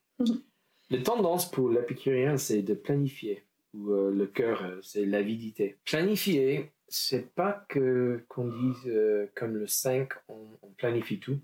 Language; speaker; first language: French; non-native, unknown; English